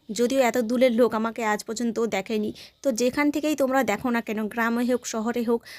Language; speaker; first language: Bangla; native; Bangla